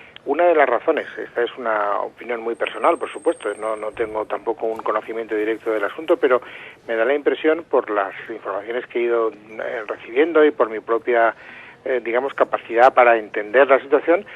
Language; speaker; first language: Spanish; native; Spanish